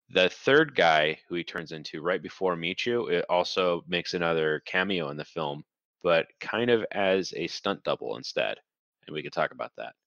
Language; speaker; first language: English; native; English